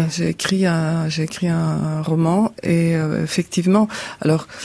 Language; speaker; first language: French; non-native, fluent; Bulgarian